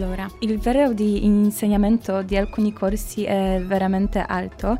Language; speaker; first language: Italian; non-native, learner; Polish